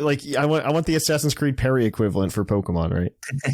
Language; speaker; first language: English; native; English